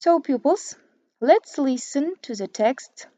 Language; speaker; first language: English; non-native, fluent; Kazakh